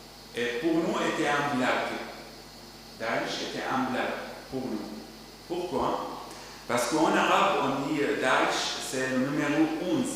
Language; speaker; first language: French; non-native, learner; Arabic